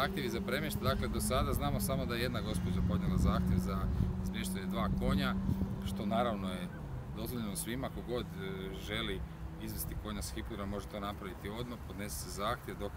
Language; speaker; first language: Croatian; native; Croatian